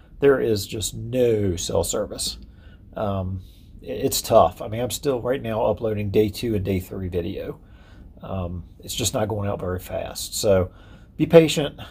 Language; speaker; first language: English; native; English